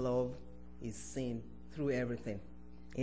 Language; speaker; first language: English; non-native, local second language; Yoruba